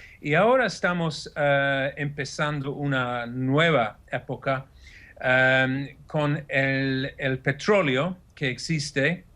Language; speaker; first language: Spanish; non-native, fluent; English